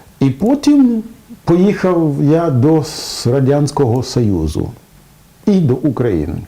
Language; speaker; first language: Ukrainian; non-native, fluent; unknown